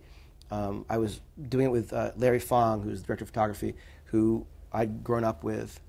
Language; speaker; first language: English; native; English